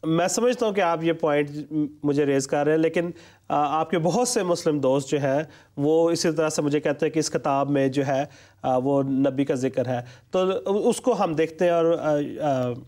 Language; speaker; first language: Urdu; non-native, local second language; Punjabi